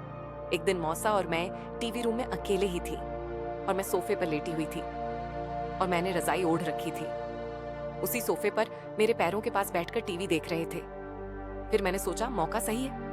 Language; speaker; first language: Hindi; native; Hindi